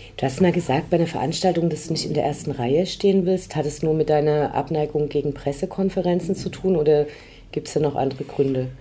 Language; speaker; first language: German; native; German